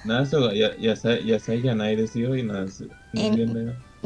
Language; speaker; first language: Japanese; non-native, learner; Spanish